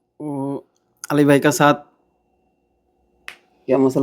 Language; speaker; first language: Hindi; non-native, learner; Bangla